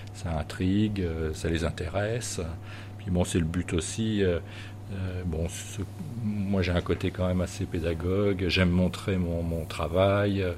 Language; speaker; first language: French; native; French